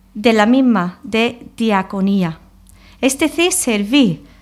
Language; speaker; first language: Spanish; non-native, fluent; English